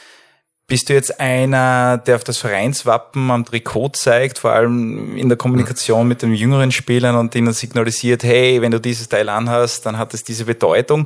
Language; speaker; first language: German; native; German